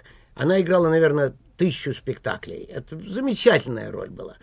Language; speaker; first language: Russian; native; Russian